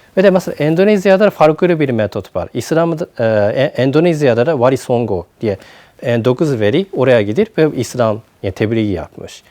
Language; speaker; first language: Turkish; non-native, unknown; Japanese